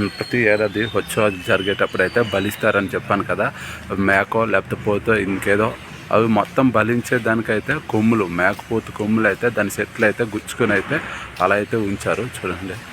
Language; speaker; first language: Telugu; non-native, local second language; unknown